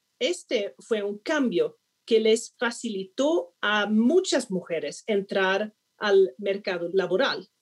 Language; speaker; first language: Spanish; non-native, fluent; Swedish